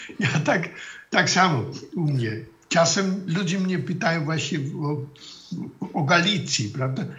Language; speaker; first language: Polish; non-native, fluent; German